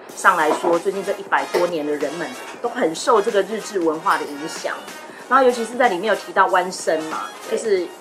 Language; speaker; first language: Chinese; native; Chinese